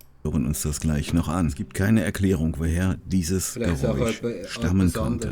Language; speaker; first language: German; native; German